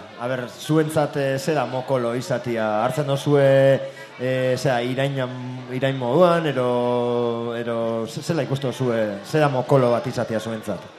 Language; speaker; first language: Basque; native; Basque